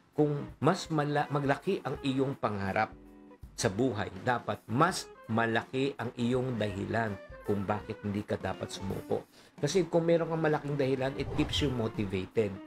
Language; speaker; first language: Filipino; native; Filipino